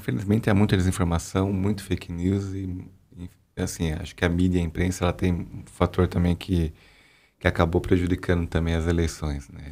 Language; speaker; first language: Portuguese; native; Portuguese